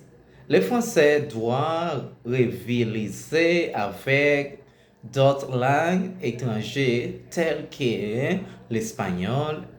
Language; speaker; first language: French; non-native, learner; Spanish